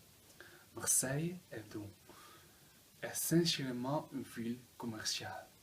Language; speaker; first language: French; non-native, learner; Dutch